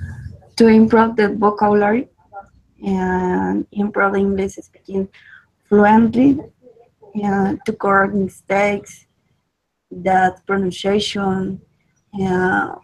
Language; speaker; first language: English; non-native, learner; Spanish